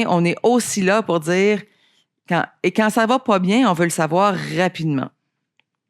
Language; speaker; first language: French; native; French